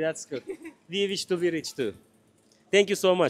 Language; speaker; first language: English; non-native, learner; Turkish